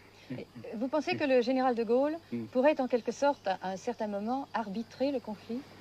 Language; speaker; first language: French; native; French